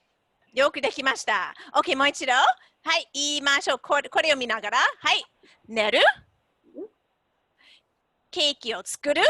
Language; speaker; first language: Japanese; non-native, fluent; English